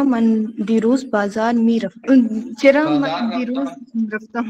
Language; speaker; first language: Persian; non-native, learner; Urdu